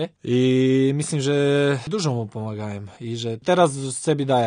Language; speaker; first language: Polish; non-native, learner; Croatian